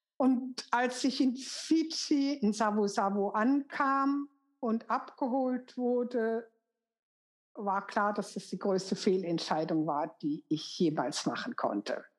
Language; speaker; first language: German; native; German